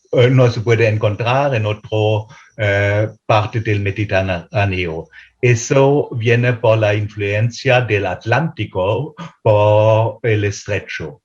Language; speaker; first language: Spanish; non-native, fluent; German